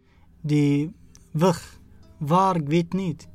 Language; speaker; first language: Dutch; non-native, learner; Arabic